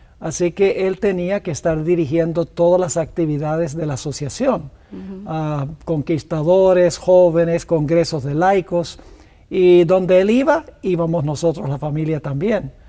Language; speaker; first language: Spanish; early bilingual, other home language; English